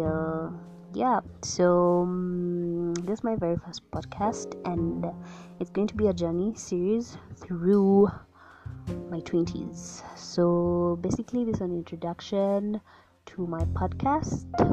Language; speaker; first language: English; non-native, local second language; Swahili